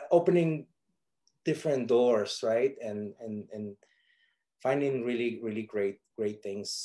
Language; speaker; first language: English; non-native, fluent; Spanish